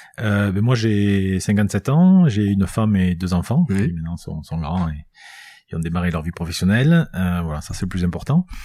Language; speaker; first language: French; native; French